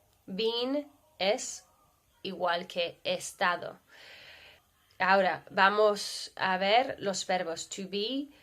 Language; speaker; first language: Spanish; non-native, fluent; English